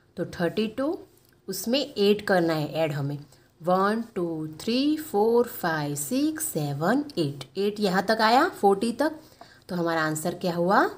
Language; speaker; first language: Hindi; non-native, local second language; Gujarati